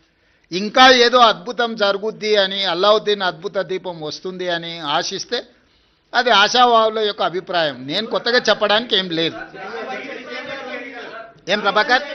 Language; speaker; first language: Telugu; native; Telugu